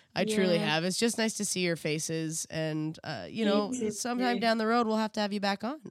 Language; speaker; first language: English; native; English